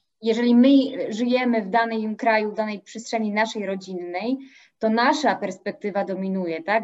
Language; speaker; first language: Polish; native; Polish